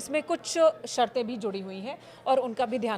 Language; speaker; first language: Hindi; native; Hindi